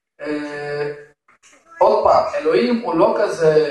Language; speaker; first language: Hebrew; non-native, fluent; Russian